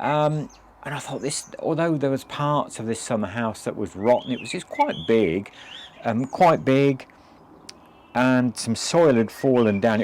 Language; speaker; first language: English; native; English